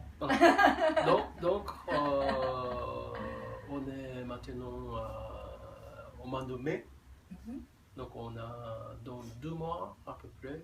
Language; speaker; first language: French; non-native, fluent; Japanese